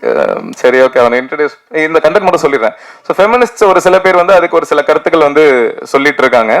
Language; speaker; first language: Tamil; native; Tamil